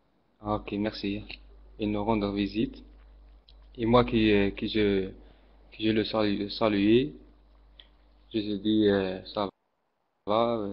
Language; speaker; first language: French; non-native, learner; Arabic